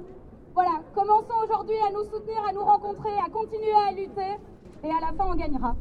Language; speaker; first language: French; native; French